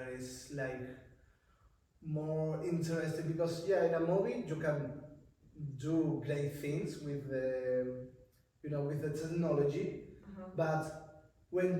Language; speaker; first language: English; non-native, learner; Spanish